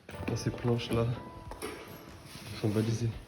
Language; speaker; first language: French; native; French